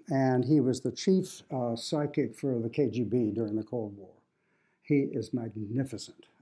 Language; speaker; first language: English; native; English